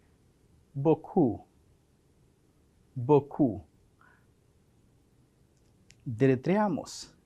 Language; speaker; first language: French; non-native, fluent; Spanish